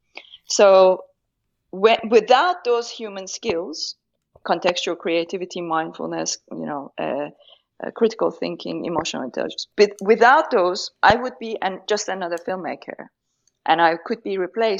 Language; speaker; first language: English; non-native, fluent; Persian